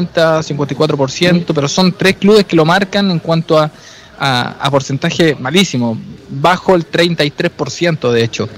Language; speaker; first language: Spanish; native; Spanish